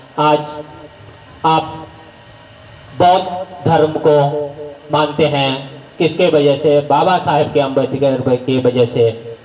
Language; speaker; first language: Hindi; non-native, local second language; Marathi